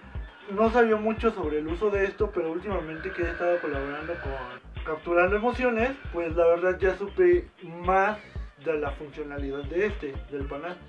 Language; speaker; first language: Spanish; native; Spanish